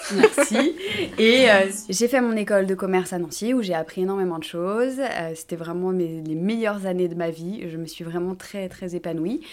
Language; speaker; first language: French; native; French